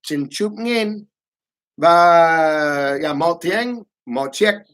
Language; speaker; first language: Vietnamese; non-native, learner; English